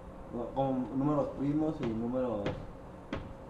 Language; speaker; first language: Spanish; native; Spanish